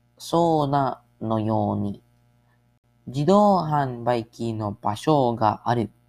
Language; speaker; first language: Japanese; non-native, learner; English